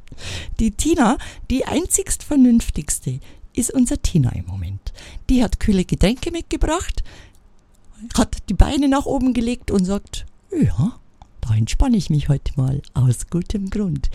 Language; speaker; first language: German; native; German